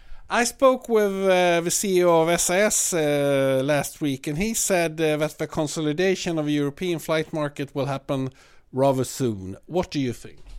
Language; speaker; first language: English; non-native, fluent; Swedish